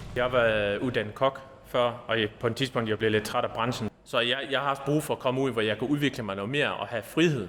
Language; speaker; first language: Danish; non-native, fluent; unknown